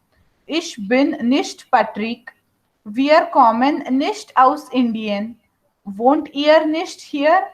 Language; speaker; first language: German; non-native, fluent; Hindi